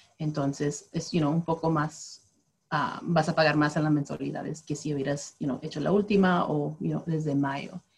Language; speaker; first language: Spanish; early bilingual, heritage; Spanish